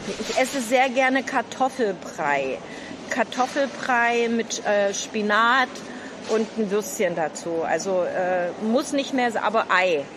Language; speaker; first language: German; native; German